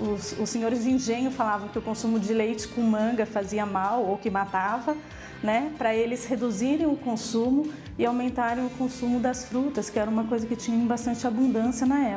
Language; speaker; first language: Portuguese; native; Portuguese